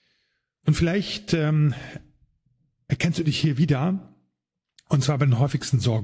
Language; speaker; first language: German; native; German